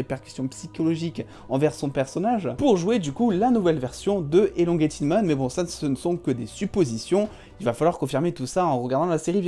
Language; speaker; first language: French; native; French